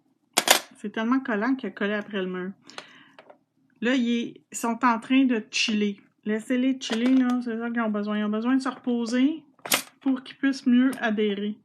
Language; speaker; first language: French; native; French